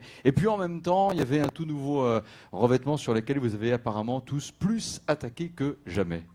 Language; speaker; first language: French; native; French